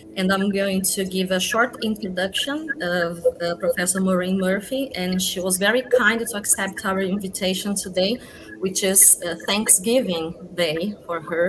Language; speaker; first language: English; non-native, fluent; Portuguese